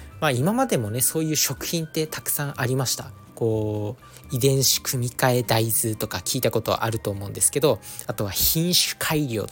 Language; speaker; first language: Japanese; native; Japanese